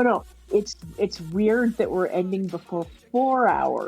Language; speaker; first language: English; native; English